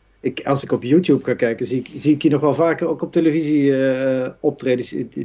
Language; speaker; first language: Dutch; native; Dutch